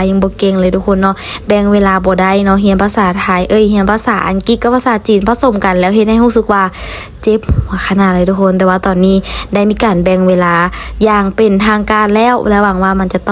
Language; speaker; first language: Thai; non-native, learner; Lao